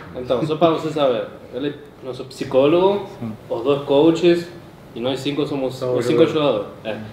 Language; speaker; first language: Portuguese; non-native, fluent; Spanish